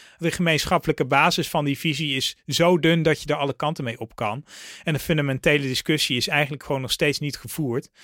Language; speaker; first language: Dutch; native; Dutch